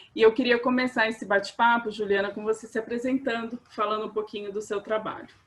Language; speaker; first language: Portuguese; native; Portuguese